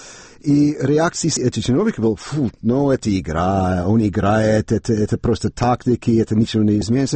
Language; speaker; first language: Russian; non-native, fluent; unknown